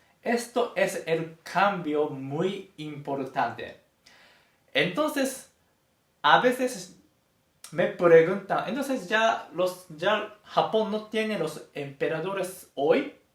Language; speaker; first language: Spanish; non-native, fluent; Japanese